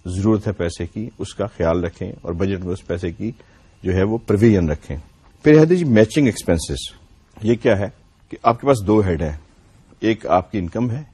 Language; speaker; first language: Urdu; non-native, local second language; Punjabi